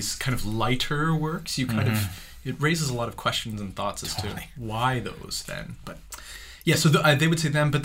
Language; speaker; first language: English; native; English